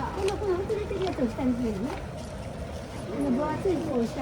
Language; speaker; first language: Japanese; native; Japanese